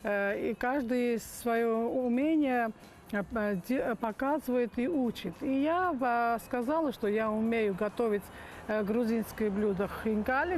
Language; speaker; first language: Russian; non-native, local second language; Armenian